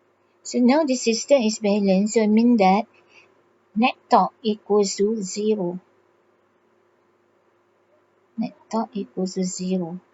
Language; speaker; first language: English; non-native, local second language; Malay